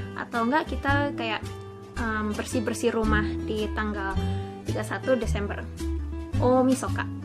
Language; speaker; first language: Indonesian; early bilingual, heritage; Indonesian